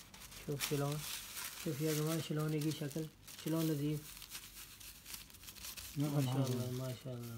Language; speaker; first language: Arabic; non-native, learner; Urdu